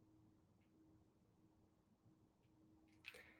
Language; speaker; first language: English; non-native, fluent; Ukrainian